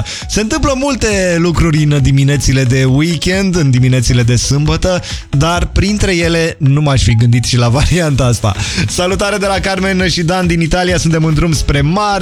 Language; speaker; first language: Romanian; native; Romanian